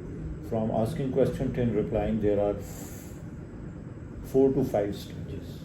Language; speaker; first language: English; non-native, local second language; Urdu